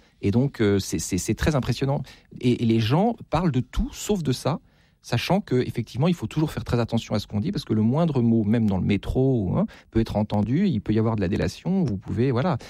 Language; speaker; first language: French; native; French